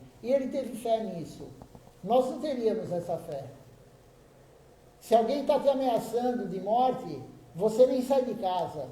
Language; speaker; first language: Portuguese; native; Portuguese